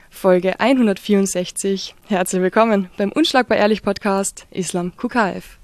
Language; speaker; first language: German; native; German